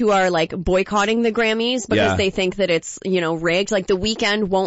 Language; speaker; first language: English; native; English